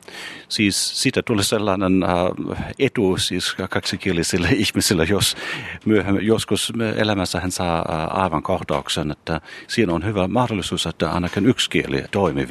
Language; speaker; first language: Finnish; non-native, fluent; German